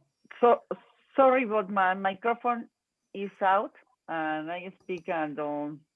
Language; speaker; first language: English; non-native, learner; Spanish